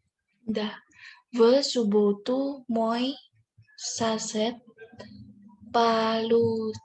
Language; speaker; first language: Russian; non-native, learner; Indonesian